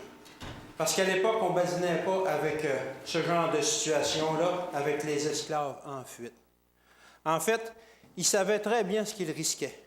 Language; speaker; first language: French; native; French